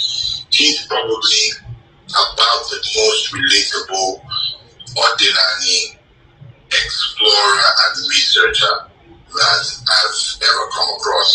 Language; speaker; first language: English; non-native, local second language; Igbo